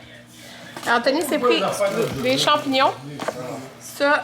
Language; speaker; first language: French; native; French